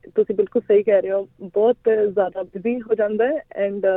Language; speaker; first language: Punjabi; native; Punjabi